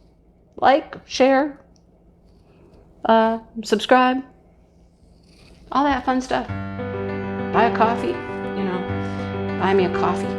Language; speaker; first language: English; native; English